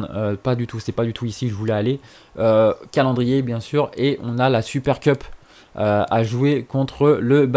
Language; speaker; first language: French; native; French